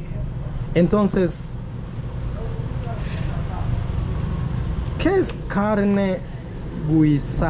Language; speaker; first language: Spanish; non-native, learner; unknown